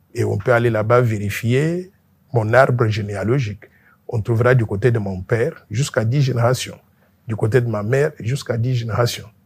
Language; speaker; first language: French; non-native, local second language; Luba-Lulua